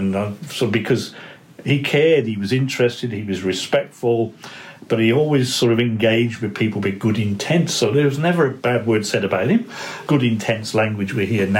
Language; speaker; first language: English; native; English